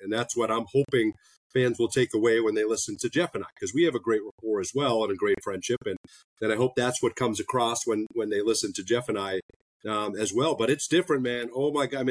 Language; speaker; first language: English; native; English